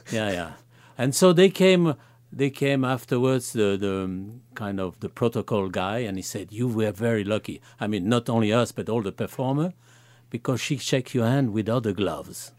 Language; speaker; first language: English; non-native, fluent; French